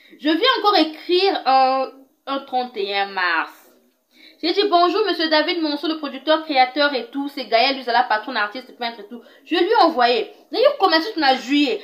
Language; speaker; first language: French; non-native, local second language; Lingala